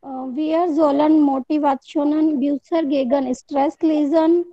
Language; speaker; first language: German; non-native, learner; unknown